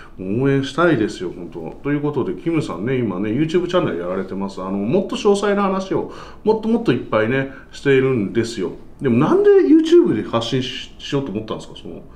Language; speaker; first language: Japanese; native; Japanese